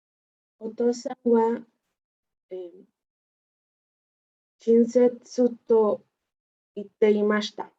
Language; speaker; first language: Japanese; non-native, learner; Spanish